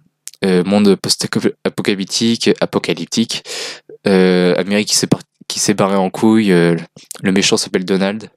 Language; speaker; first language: French; native; French